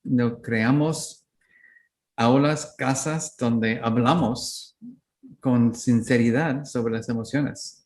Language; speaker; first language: Spanish; non-native, learner; English